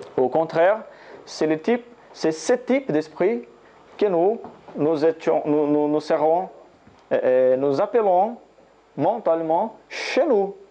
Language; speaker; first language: French; non-native, learner; Portuguese